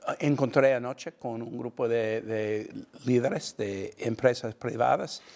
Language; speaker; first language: Spanish; non-native, fluent; English